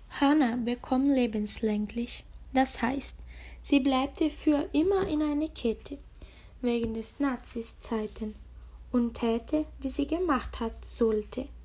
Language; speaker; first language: German; non-native, learner; Spanish